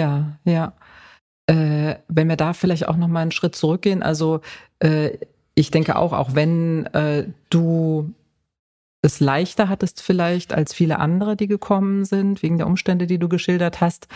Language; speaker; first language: German; native; German